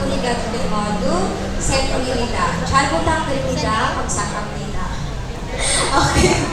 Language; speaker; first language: Korean; non-native, learner; Cebuano